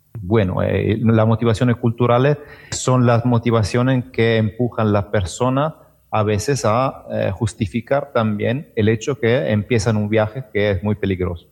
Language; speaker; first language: Spanish; non-native, fluent; Italian